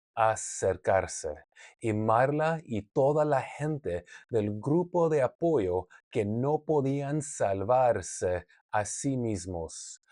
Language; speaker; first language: Spanish; non-native, learner; English